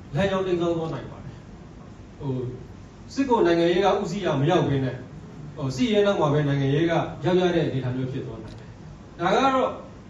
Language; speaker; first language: Burmese; non-native, local second language; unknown